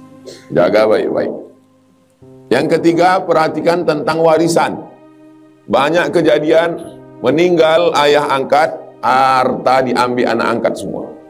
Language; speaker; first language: Malay; native; Malay